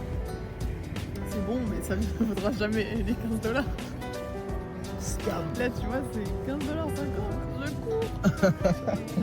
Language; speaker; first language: French; native; French